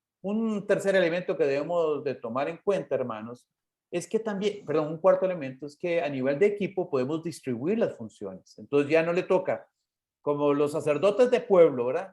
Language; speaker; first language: Spanish; native; Spanish